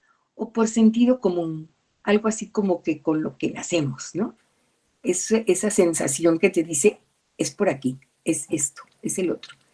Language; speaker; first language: Spanish; native; Spanish